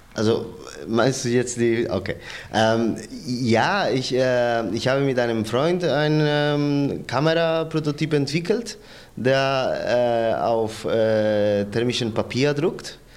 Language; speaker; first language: German; non-native, fluent; Spanish